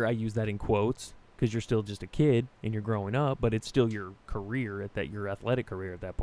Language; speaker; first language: English; native; English